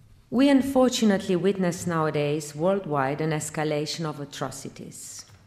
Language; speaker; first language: English; non-native, fluent; Romanian